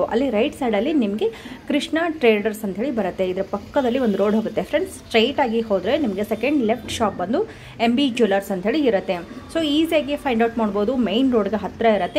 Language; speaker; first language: Kannada; native; Kannada